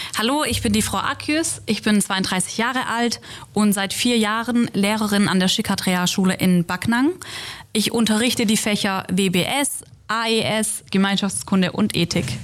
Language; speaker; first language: German; native; German